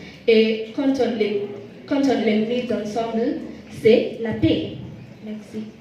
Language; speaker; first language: French; non-native, learner; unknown